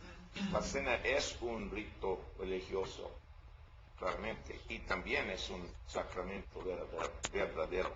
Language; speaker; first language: Spanish; non-native, learner; English